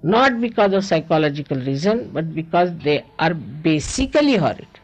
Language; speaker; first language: English; non-native, local second language; Marathi